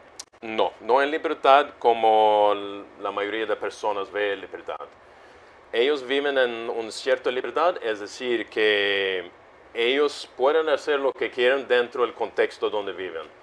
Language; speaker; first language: Spanish; non-native, fluent; Swedish